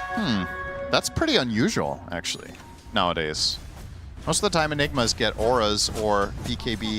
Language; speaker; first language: English; native; English